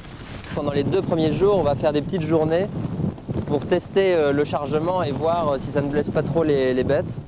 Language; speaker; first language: French; native; French